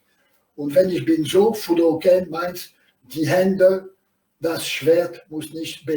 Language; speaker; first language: German; non-native, learner; French